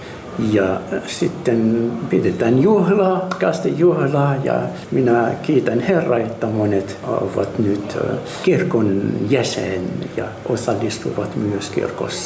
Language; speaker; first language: Finnish; non-native, fluent; Arabic